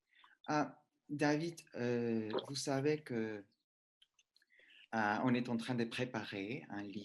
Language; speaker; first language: French; non-native, learner; Spanish